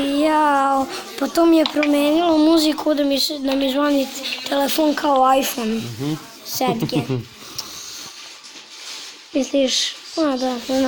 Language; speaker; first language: Bosnian; native; Bosnian